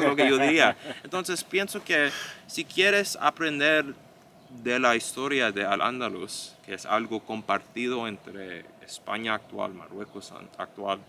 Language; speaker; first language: Spanish; non-native, fluent; English